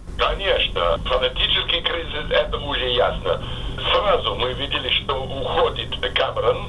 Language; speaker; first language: Russian; non-native, fluent; English